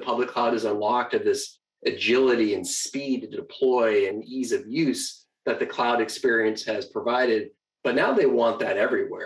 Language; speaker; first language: English; native; English